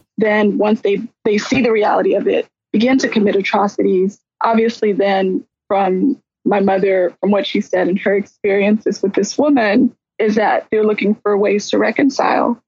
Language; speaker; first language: English; native; English